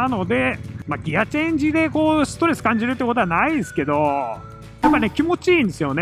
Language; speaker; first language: Japanese; native; Japanese